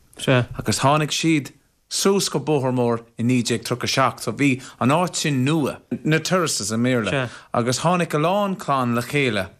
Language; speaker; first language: Irish; non-native, local second language; English